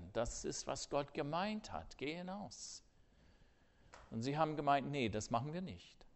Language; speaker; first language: German; non-native, fluent; English